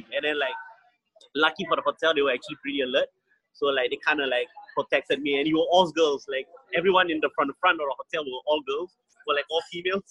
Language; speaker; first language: English; native; English